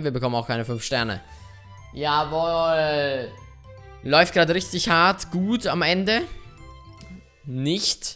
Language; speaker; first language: German; native; German